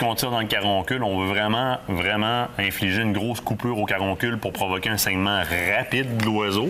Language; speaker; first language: French; native; French